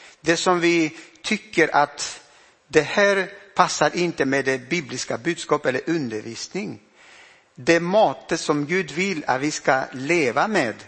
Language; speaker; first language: Swedish; non-native, fluent; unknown